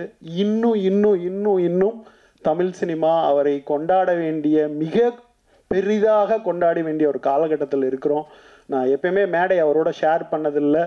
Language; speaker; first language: Tamil; native; Tamil